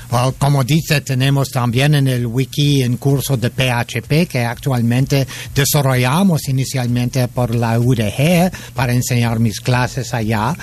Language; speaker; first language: Spanish; non-native, fluent; English